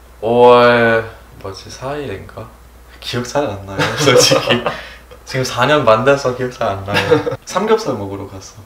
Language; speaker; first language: Korean; non-native, fluent; German